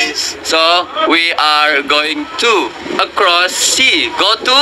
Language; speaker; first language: English; non-native, learner; Indonesian